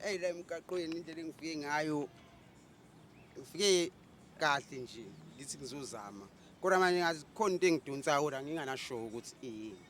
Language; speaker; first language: Zulu; native; Zulu